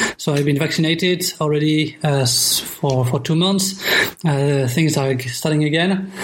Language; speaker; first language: English; non-native, fluent; French